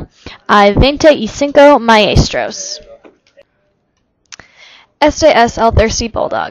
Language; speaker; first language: Spanish; non-native, learner; English